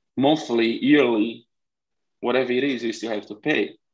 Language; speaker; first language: English; non-native, fluent; Portuguese